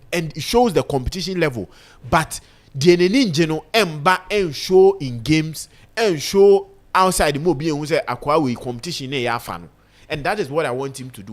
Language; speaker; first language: English; non-native, local second language; Akan